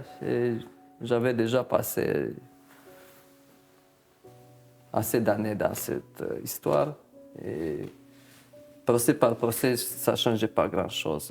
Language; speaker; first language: French; non-native, fluent; Romanian